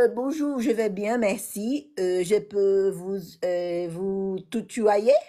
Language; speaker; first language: French; non-native, learner; Portuguese